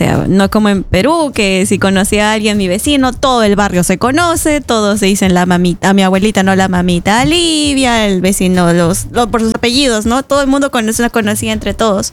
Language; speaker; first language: Spanish; native; Spanish